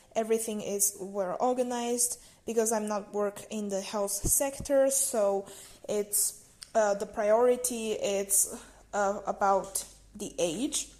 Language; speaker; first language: English; non-native, fluent; Chinese